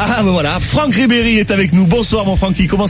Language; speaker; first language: French; native; French